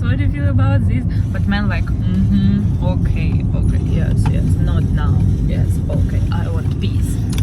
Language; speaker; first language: English; non-native, learner; Ukrainian